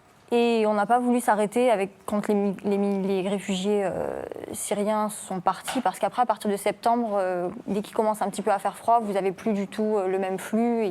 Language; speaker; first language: French; native; French